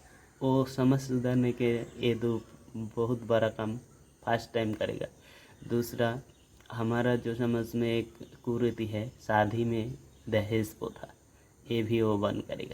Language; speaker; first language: Hindi; non-native, local second language; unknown